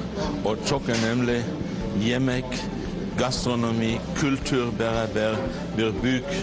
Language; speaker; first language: Turkish; non-native, learner; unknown